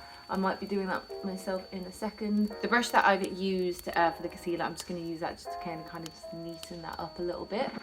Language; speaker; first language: English; native; English